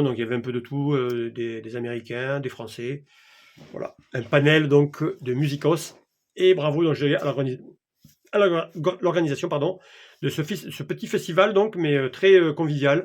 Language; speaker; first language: French; native; French